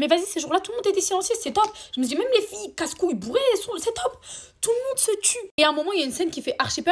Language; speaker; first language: French; native; French